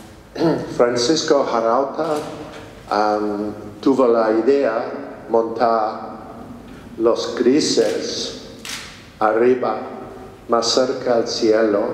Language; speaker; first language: Spanish; non-native, fluent; English